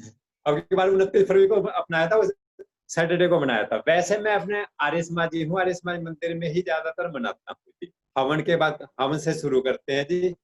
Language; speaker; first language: Hindi; native; Hindi